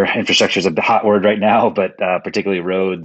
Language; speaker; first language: English; early bilingual, other home language; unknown